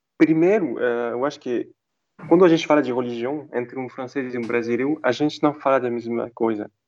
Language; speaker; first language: Portuguese; non-native, fluent; French